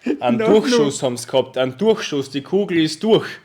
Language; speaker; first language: German; native; German